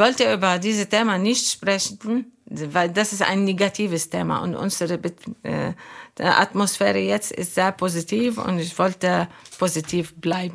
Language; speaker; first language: German; non-native, learner; Arabic